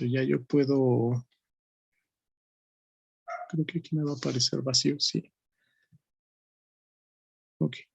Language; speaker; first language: Spanish; native; Spanish